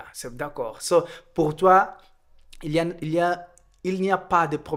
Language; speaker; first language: French; non-native, fluent; Portuguese